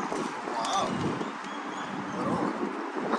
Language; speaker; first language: English; non-native, learner; Urdu